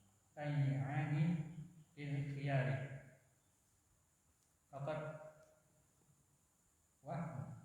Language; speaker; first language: Arabic; non-native, learner; Indonesian